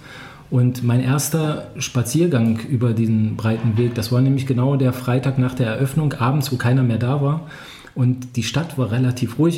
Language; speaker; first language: German; native; German